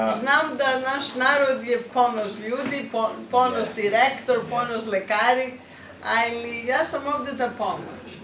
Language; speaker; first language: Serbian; non-native, learner; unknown